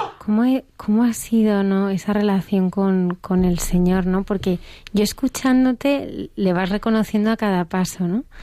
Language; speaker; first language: Spanish; native; Spanish